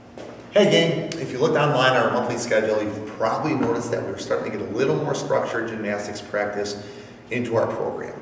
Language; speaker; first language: English; native; English